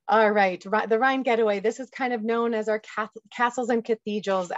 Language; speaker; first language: English; native; English